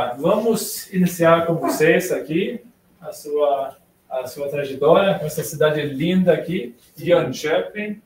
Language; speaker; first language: Portuguese; non-native, fluent; Swedish